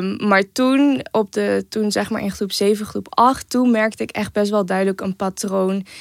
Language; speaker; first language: Dutch; native; Dutch